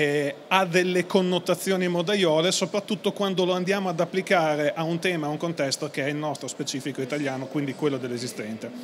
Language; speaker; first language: Italian; native; Italian